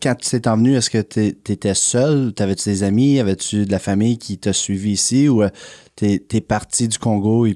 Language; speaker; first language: French; native; French